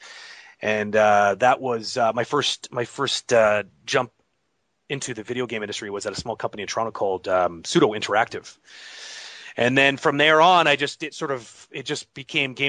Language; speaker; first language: English; native; English